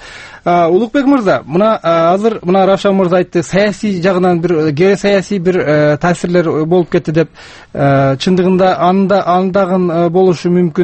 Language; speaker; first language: Kyrgyz; native; Kyrgyz